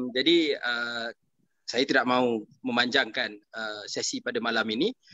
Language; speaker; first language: Malay; native; Malay